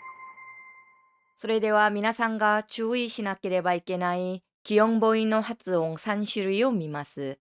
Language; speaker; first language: Japanese; non-native, fluent; Korean